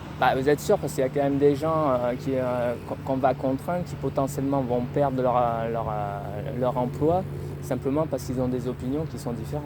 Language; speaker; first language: French; native; French